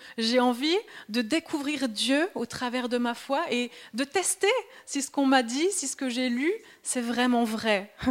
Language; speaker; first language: French; native; French